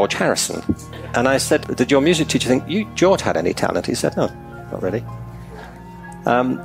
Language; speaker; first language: English; native; English